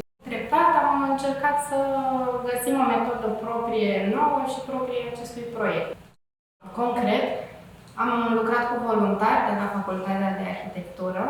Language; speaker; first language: Romanian; native; Romanian